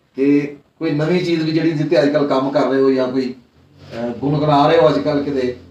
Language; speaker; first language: Punjabi; native; Punjabi